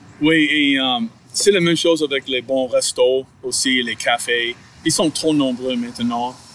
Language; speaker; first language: French; non-native, fluent; English